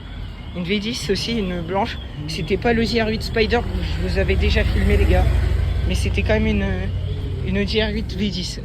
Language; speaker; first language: French; native; French